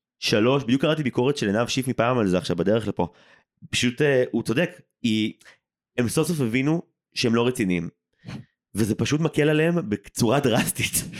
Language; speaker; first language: Hebrew; native; Hebrew